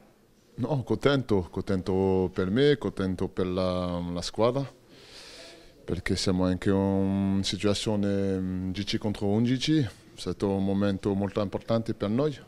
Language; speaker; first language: Italian; non-native, learner; French